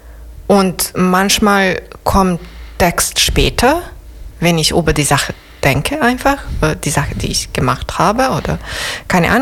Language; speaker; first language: German; non-native, fluent; Serbian